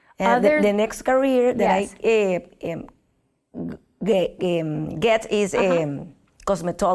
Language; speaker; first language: English; non-native, learner; Spanish